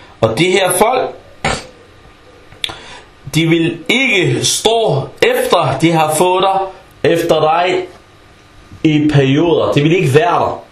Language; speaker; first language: Danish; early bilingual, other home language; Arabic